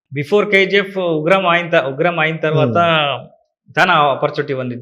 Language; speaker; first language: Telugu; non-native, learner; Kannada